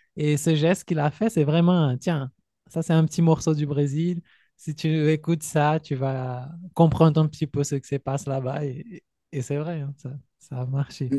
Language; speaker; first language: French; non-native, fluent; Portuguese